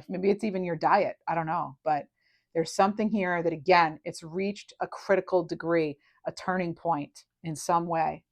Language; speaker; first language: English; native; English